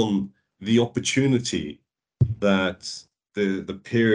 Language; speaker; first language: English; native; English